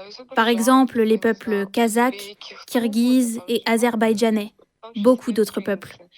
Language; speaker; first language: French; early bilingual, other home language; Ukrainian